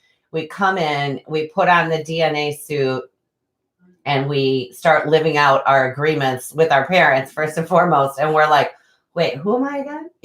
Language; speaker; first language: English; native; English